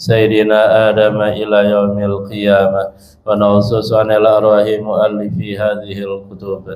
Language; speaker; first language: Arabic; non-native, fluent; Indonesian